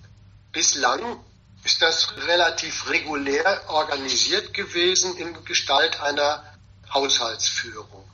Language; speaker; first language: German; native; German